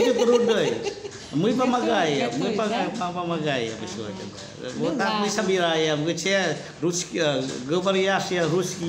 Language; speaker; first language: Russian; non-native, learner; Vietnamese